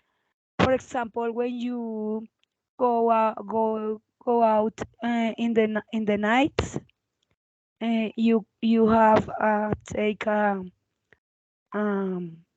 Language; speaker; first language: English; non-native, learner; Spanish